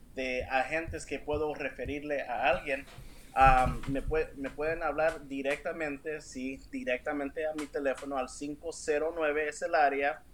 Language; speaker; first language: Spanish; early bilingual, heritage; Spanish